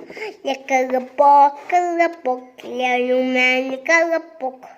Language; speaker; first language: Russian; non-native, local second language; Kazakh